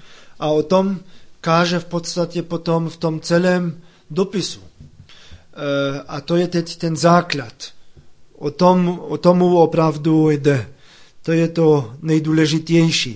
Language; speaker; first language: Czech; non-native, fluent; German